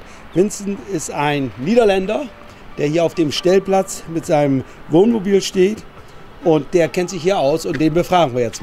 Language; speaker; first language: German; native; German